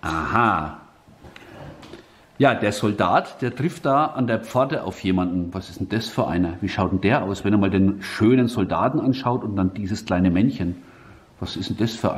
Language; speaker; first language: German; native; German